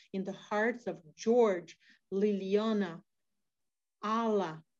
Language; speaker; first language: English; non-native, fluent; Portuguese